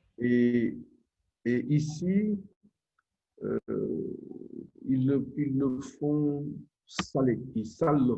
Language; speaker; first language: French; non-native, local second language; Wolof